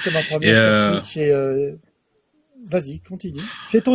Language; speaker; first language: French; native; French